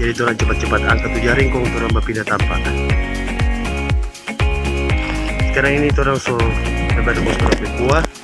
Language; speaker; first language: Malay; non-native, local second language; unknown